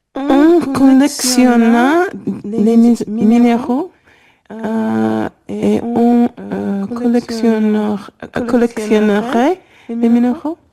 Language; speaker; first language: French; non-native, learner; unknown